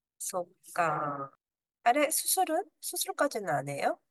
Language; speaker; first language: Japanese; early bilingual, other home language; Korean